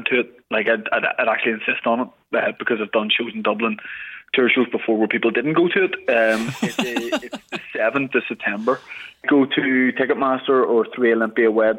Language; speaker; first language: English; native; English